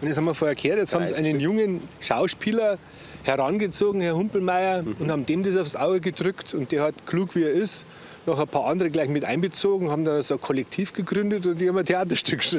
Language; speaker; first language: German; native; German